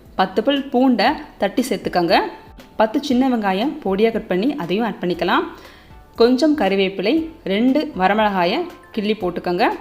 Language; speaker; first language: Tamil; native; Tamil